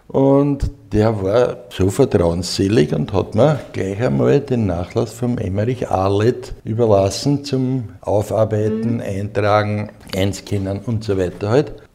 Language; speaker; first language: German; native; German